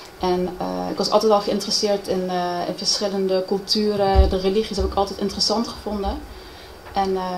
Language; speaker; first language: Dutch; native; Dutch